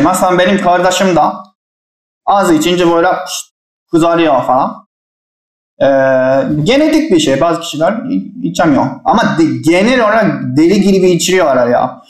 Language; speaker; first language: Turkish; non-native, fluent; Japanese